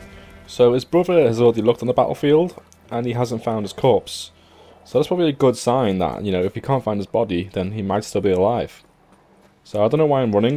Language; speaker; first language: English; native; English